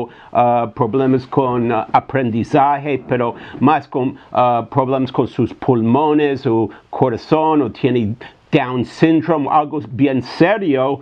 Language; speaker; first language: Spanish; non-native, fluent; English